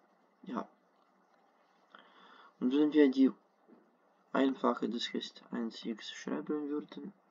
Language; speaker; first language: German; non-native, fluent; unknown